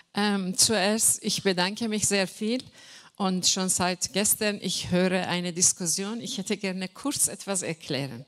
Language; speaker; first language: German; non-native, learner; Persian